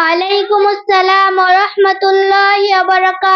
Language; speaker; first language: Arabic; non-native, learner; Bangla